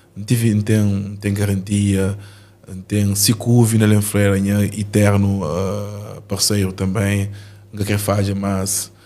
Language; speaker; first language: Portuguese; non-native, local second language; Kabuverdianu